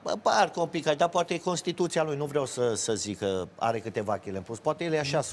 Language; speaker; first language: Romanian; native; Romanian